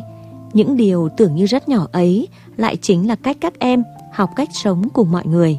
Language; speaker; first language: Vietnamese; native; Vietnamese